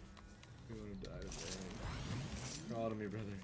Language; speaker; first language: English; native; English